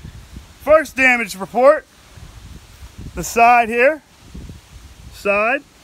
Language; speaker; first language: English; native; English